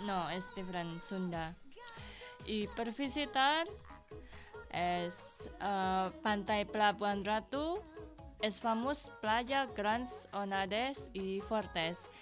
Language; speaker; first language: Catalan; non-native, learner; Indonesian